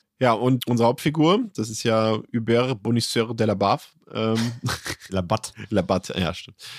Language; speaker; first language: German; native; German